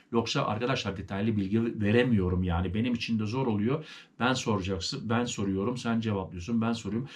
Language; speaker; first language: Turkish; early bilingual, heritage; Turkish